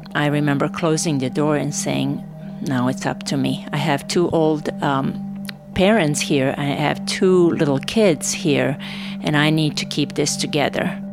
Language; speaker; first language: English; non-native, fluent; Serbian